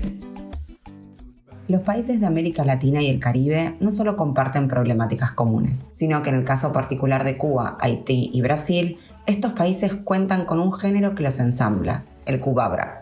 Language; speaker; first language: Spanish; native; Spanish